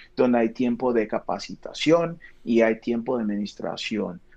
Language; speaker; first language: Spanish; non-native, fluent; English